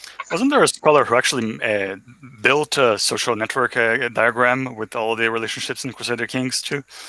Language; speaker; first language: English; non-native, fluent; Portuguese